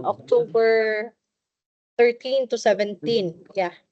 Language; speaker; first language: English; non-native, local second language; Cebuano